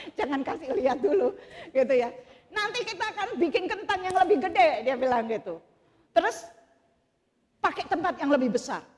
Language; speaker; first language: Indonesian; native; Indonesian